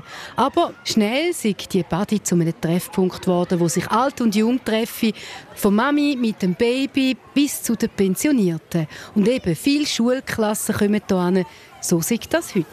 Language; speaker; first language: German; native; German